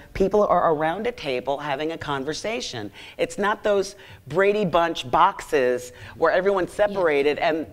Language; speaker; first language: English; native; English